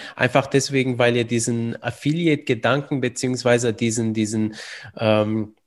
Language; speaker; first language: German; early bilingual, other home language; Romanian